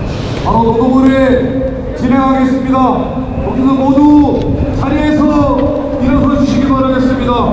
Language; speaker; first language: Korean; native; Korean